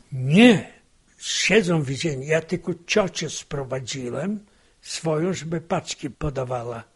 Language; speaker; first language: Polish; native; Polish